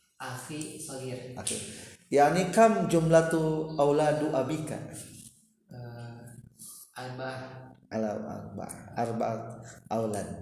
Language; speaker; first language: Arabic; non-native, learner; Indonesian